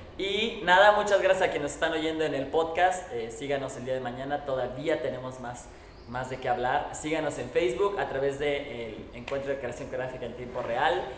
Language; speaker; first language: Spanish; native; Spanish